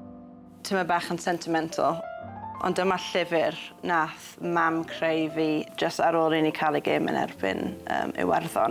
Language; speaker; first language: Welsh; non-native, local second language; English